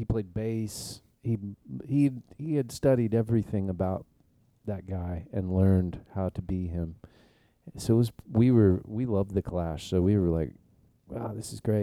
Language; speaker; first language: English; native; English